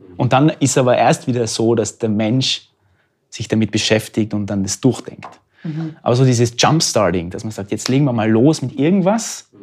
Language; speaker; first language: German; native; German